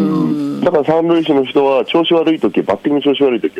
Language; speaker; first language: Japanese; native; Japanese